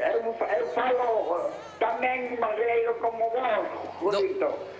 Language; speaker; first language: Portuguese; non-native, learner; Spanish